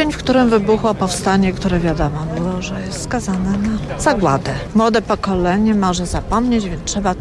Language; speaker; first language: Polish; native; Polish